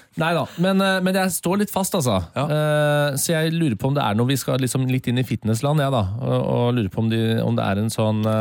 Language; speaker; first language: Norwegian; native; Norwegian